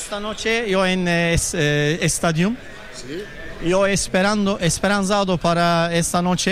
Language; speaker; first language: Spanish; non-native, learner; Turkish